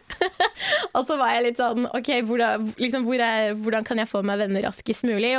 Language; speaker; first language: Norwegian; early bilingual, other home language; Persian